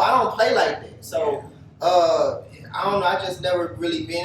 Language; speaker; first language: English; native; English